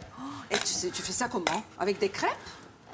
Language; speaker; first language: French; native; French